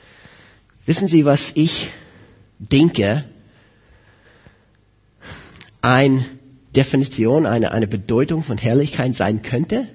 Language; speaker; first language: German; non-native, fluent; English